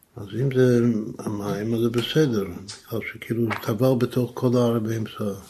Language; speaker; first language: Hebrew; non-native, fluent; English